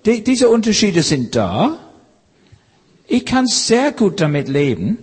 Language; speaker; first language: German; non-native, fluent; English